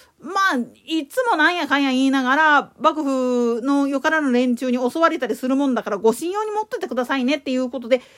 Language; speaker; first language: Japanese; native; Japanese